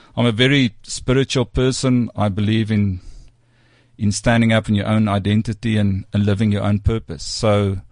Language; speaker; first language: English; non-native, local second language; Afrikaans